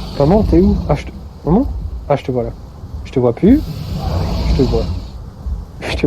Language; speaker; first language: French; native; French